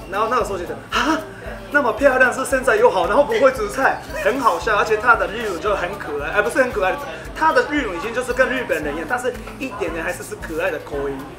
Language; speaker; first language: Chinese; non-native, fluent; Japanese